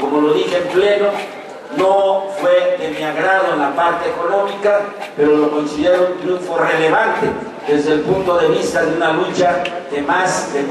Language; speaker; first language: Spanish; native; Spanish